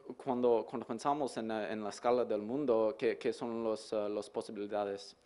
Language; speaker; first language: Spanish; non-native, learner; English